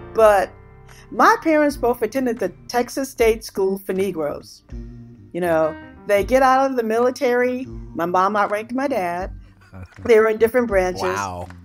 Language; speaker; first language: English; native; English